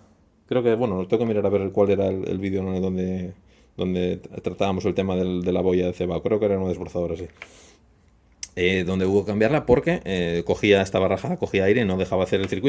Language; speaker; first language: Spanish; native; Spanish